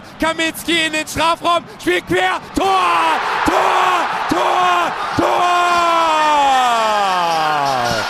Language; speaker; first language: German; native; German